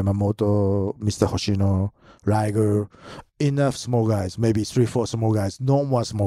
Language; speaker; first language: English; non-native, learner; Japanese